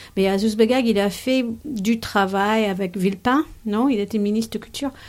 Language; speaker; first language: French; non-native, fluent; English